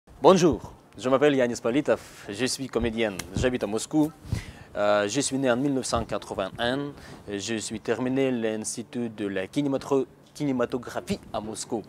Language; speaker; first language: French; non-native, learner; Russian